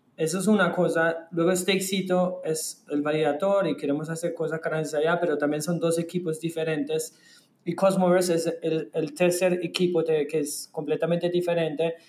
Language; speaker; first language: Spanish; non-native, fluent; German